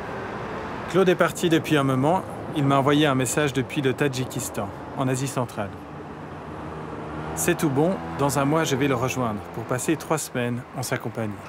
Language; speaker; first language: French; native; French